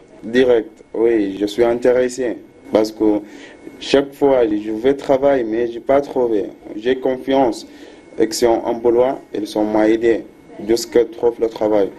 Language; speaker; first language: French; non-native, learner; Arabic